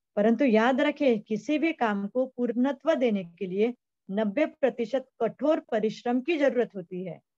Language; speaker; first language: Hindi; non-native, local second language; Marathi